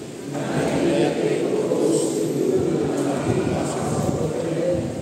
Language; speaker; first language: English; non-native, local second language; Filipino